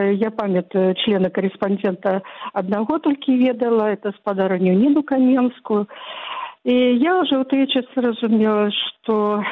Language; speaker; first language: Belarusian; non-native, local second language; Russian